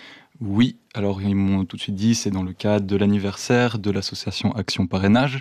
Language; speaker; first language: French; native; French